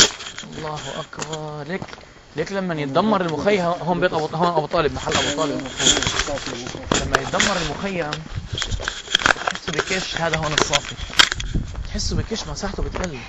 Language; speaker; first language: Arabic; native; Arabic